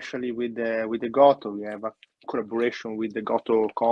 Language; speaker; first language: English; non-native, learner; Italian